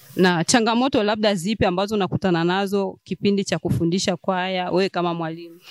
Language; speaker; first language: Swahili; native; Swahili